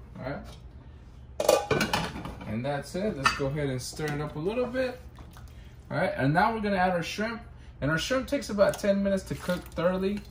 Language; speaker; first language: English; early bilingual, other home language; Spanish